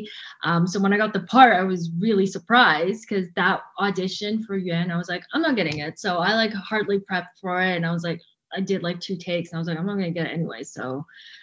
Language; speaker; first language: English; native; English